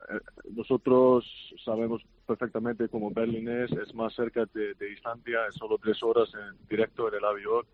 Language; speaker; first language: Spanish; non-native, fluent; Icelandic